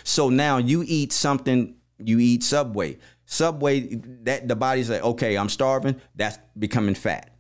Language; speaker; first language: English; native; English